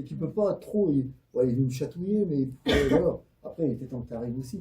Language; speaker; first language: French; native; French